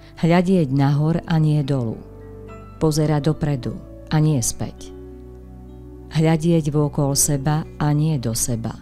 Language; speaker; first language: Slovak; native; Slovak